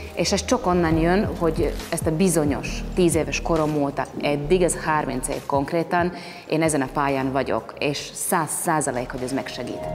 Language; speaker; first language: Hungarian; non-native, fluent; Latvian